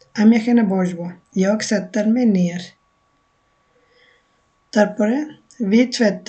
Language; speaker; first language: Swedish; non-native, fluent; Bangla